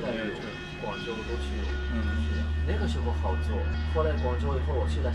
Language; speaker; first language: Chinese; non-native, fluent; Arabic